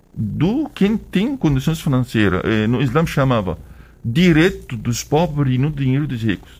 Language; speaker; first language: Portuguese; non-native, learner; Arabic